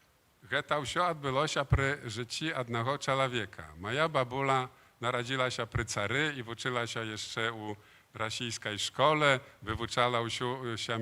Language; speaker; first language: Polish; non-native, learner; Belarusian